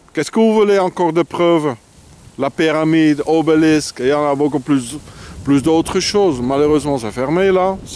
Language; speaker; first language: French; non-native, fluent; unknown